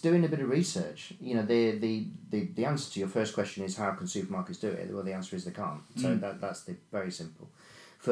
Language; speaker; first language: English; native; English